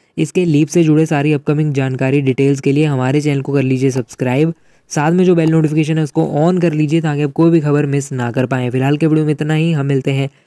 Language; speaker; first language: Hindi; native; Hindi